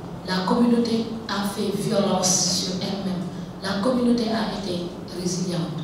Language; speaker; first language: French; non-native, local second language; Wolof